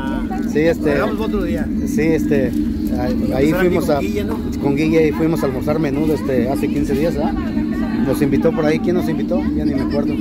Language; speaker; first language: Spanish; native; Spanish